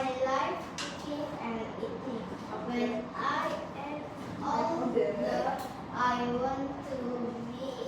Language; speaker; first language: English; non-native, learner; Indonesian